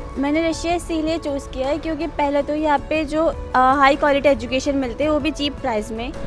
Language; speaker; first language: Hindi; non-native, local second language; Bangla